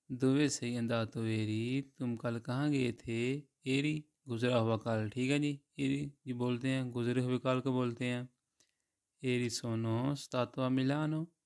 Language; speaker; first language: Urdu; non-native, local second language; Punjabi